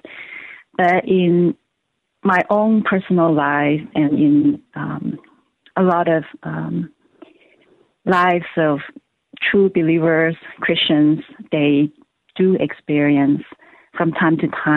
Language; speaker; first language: English; non-native, local second language; Cantonese